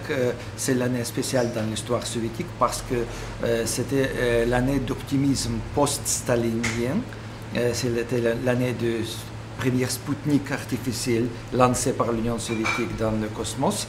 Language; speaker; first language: French; non-native, fluent; Russian